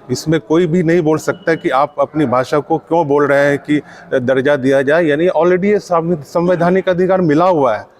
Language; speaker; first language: Hindi; non-native, local second language; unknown